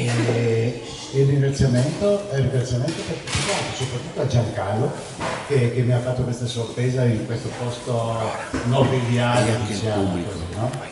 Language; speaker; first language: Italian; non-native, fluent; Hungarian